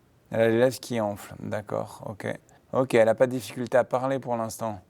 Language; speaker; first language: French; native; French